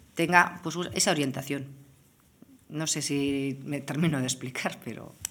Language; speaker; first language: Spanish; native; Spanish